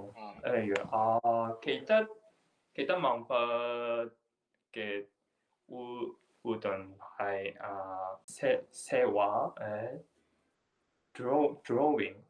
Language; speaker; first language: Chinese; non-native, learner; Japanese